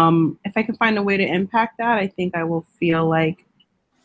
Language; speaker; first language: English; native; English